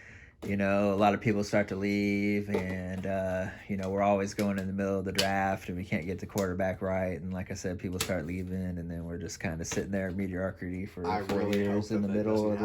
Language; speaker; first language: English; native; English